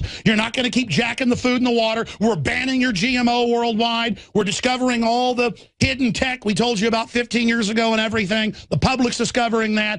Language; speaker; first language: English; native; English